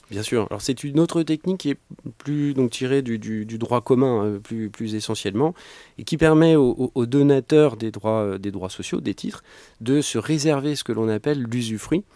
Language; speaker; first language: French; native; French